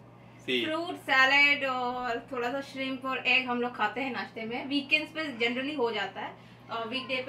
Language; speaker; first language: Hindi; native; Hindi